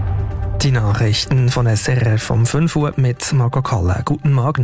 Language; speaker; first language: German; native; German